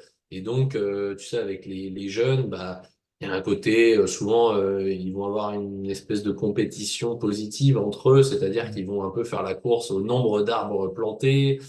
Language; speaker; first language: French; native; French